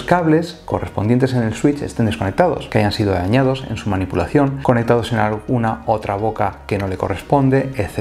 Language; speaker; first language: Spanish; native; Spanish